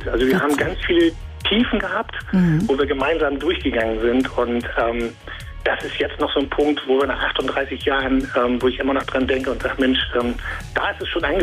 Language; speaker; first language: German; native; German